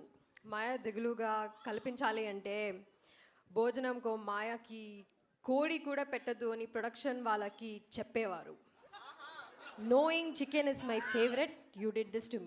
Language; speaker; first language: Telugu; non-native, learner; Malayalam